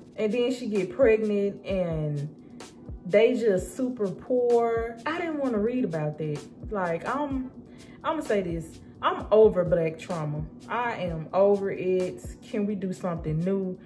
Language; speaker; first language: English; native; English